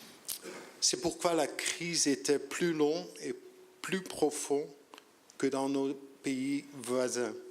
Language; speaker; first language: French; non-native, learner; Dutch